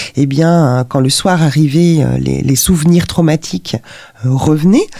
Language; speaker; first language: French; native; French